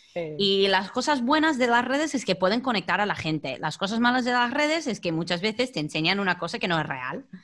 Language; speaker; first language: Spanish; non-native, fluent; English